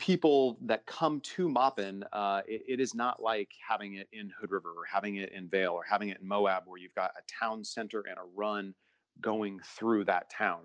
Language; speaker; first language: English; native; English